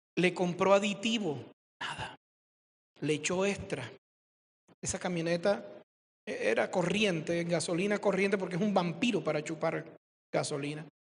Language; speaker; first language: Spanish; native; Spanish